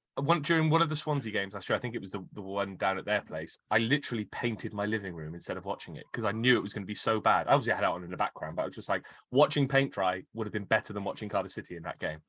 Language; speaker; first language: English; native; English